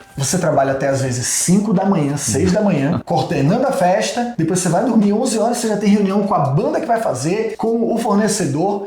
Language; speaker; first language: Portuguese; native; Portuguese